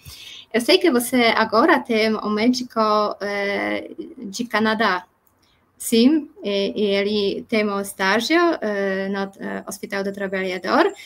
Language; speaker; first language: Portuguese; non-native, learner; Polish